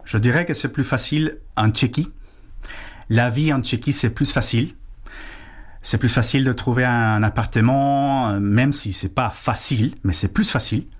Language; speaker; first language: French; non-native, fluent; Spanish